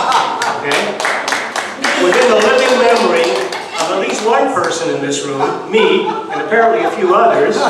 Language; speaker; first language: English; native; English